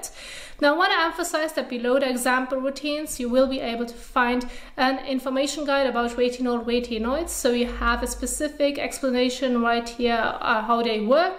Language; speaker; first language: English; non-native, fluent; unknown